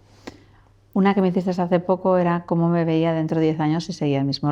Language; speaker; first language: Spanish; native; Spanish